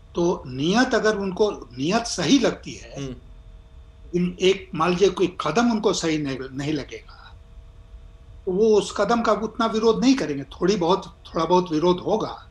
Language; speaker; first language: Hindi; native; Hindi